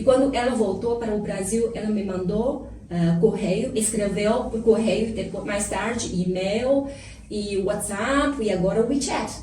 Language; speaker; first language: Portuguese; non-native, fluent; Chinese